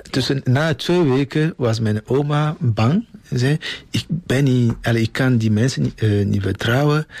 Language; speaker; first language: Dutch; non-native, fluent; Ewe